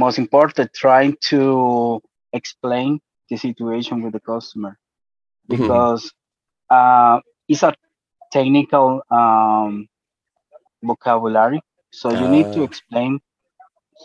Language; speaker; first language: English; non-native, learner; Spanish